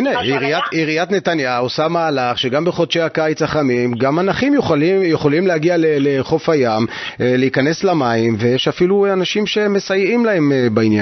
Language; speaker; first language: Hebrew; native; Hebrew